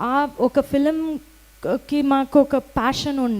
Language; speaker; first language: Telugu; non-native, fluent; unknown